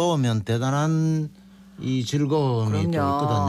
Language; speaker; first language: Korean; native; Korean